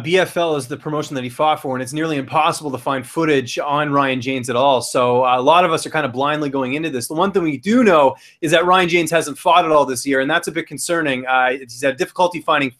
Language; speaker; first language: English; native; English